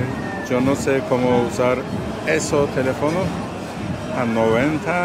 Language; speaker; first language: Spanish; non-native, learner; Turkish